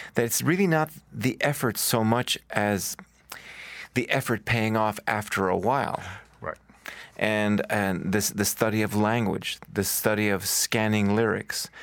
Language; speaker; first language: English; native; English